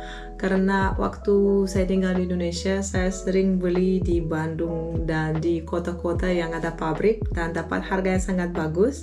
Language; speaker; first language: Indonesian; non-native, fluent; Russian